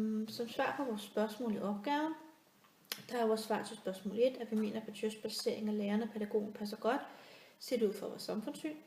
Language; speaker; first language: Danish; native; Danish